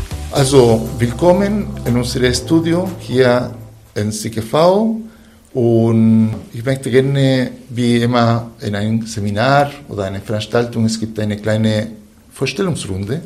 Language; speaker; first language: German; non-native, fluent; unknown